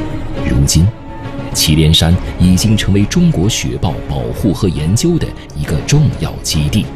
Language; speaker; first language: Chinese; native; Chinese